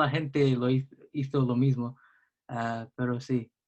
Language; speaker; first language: Spanish; non-native, learner; English